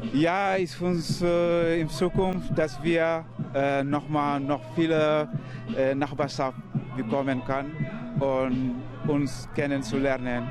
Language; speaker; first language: German; non-native, local second language; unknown